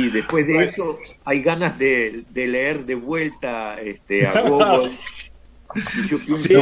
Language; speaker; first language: Spanish; non-native, fluent; Russian